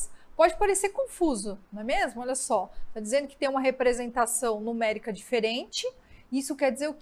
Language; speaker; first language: Portuguese; native; Portuguese